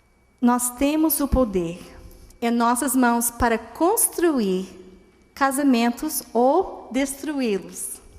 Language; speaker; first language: Portuguese; non-native, fluent; English